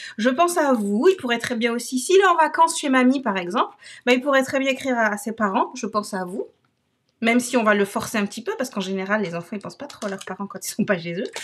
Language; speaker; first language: French; native; French